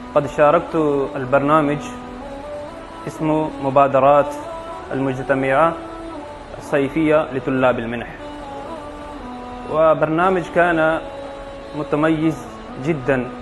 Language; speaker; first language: Arabic; non-native, fluent; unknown